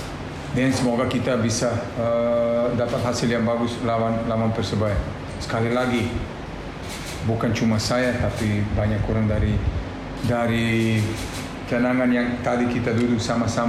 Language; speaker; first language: Indonesian; non-native, learner; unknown